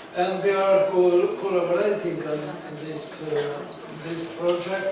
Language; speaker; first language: English; non-native, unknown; Albanian